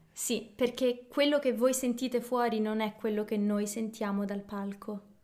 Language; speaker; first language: Italian; native; Italian